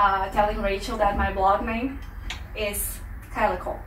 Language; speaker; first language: English; non-native, fluent; Portuguese